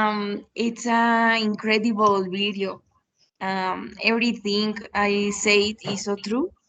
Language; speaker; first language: English; non-native, learner; Spanish